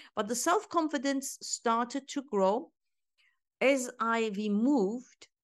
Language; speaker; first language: English; non-native, fluent; Turkish